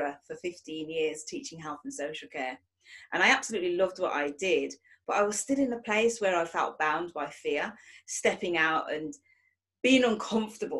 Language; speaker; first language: English; native; English